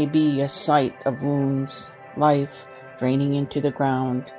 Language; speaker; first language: English; non-native, local second language; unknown